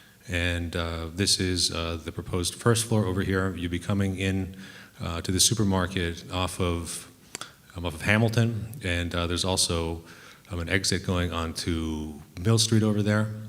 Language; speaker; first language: English; native; English